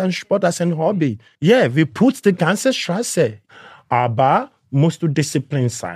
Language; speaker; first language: German; non-native, learner; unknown